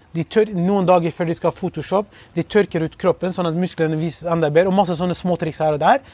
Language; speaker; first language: Norwegian; early bilingual, other home language; Kurdish